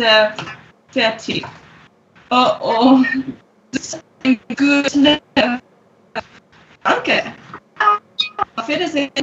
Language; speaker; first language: German; non-native, learner; English